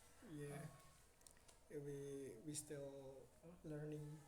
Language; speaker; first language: English; non-native, learner; Indonesian